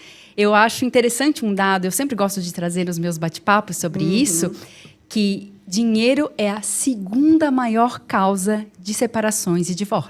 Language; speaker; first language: Portuguese; native; Portuguese